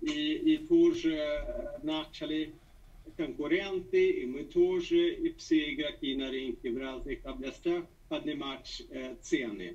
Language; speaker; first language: Russian; non-native, fluent; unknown